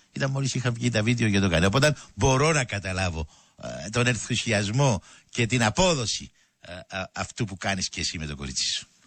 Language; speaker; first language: Greek; native; Greek